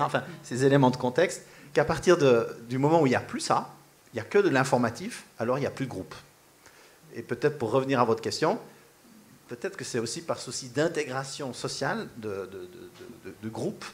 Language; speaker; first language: French; native; French